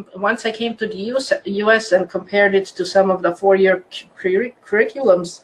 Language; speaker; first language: English; non-native, fluent; Croatian